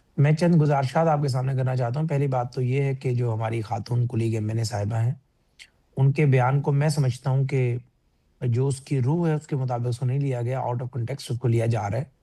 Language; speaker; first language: Urdu; non-native, local second language; Punjabi